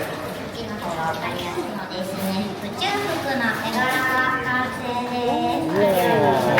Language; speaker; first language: Japanese; native; Japanese